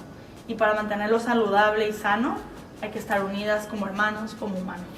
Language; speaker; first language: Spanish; native; Spanish